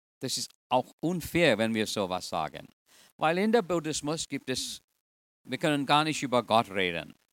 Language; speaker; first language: German; non-native, fluent; English